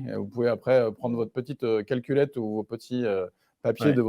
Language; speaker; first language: French; native; French